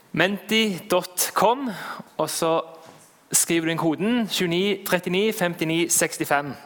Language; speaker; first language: Norwegian; native; Norwegian